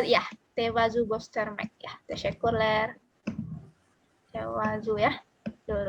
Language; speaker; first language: Turkish; non-native, learner; Indonesian